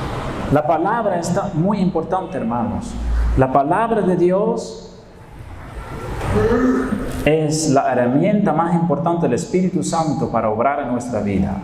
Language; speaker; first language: Spanish; non-native, fluent; Dutch